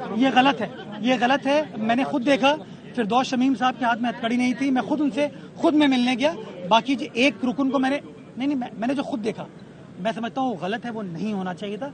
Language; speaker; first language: Urdu; native; Urdu